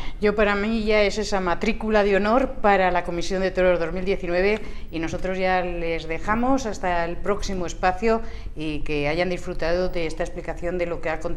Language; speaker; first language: Spanish; native; Spanish